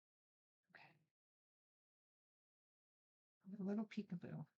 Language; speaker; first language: English; native; English